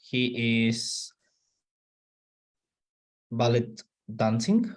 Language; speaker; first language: English; non-native, learner; Spanish